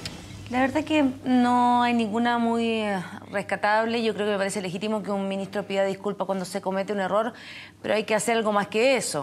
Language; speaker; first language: Spanish; native; Spanish